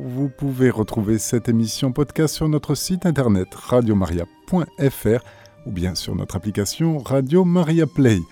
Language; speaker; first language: French; native; French